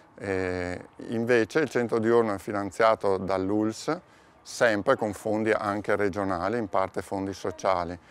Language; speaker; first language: Italian; native; Italian